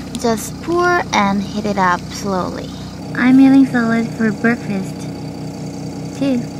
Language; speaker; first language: English; non-native, learner; Korean